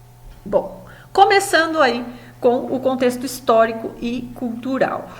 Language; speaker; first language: Portuguese; native; Portuguese